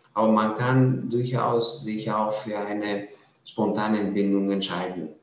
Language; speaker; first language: German; non-native, fluent; Greek